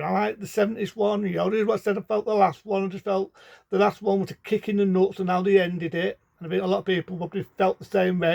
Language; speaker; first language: English; native; English